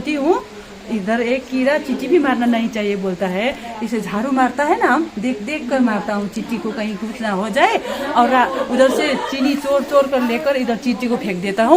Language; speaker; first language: Hindi; non-native, local second language; Nepali